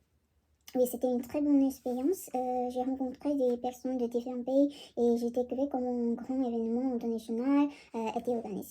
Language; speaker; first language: French; non-native, learner; Korean